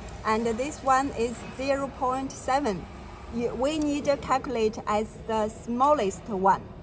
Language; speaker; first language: English; non-native, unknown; Chinese